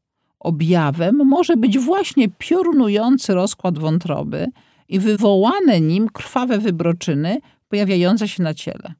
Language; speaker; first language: Polish; native; Polish